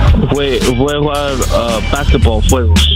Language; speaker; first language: Spanish; non-native, learner; English